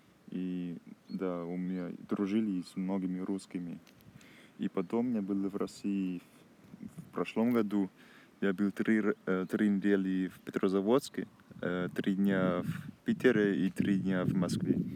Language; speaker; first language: Russian; non-native, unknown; German